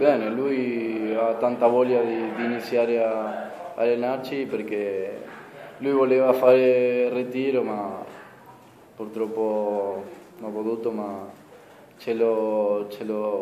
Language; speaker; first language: Italian; non-native, fluent; Spanish